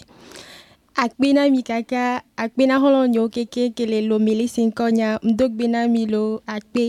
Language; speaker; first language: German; non-native, learner; Ewe